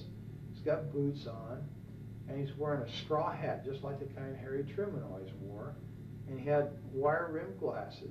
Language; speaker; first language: English; native; English